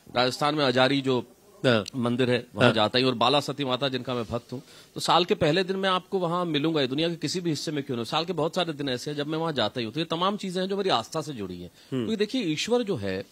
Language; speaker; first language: Hindi; native; Hindi